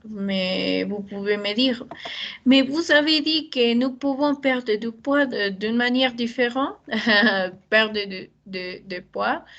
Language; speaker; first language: French; non-native, learner; Spanish